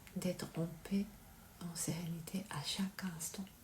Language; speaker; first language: French; non-native, learner; Japanese